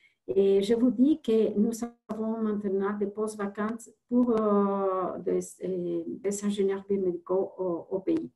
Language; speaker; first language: French; non-native, fluent; Spanish